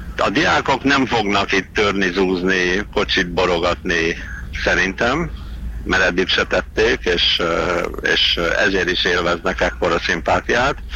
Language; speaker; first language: Hungarian; native; Hungarian